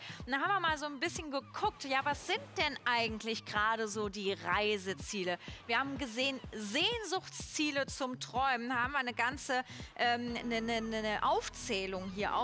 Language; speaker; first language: German; native; German